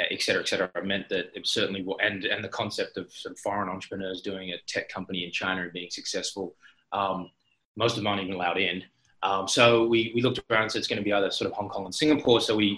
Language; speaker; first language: English; native; English